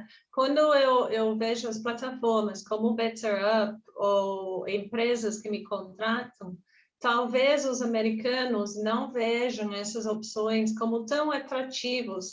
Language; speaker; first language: Portuguese; non-native, fluent; English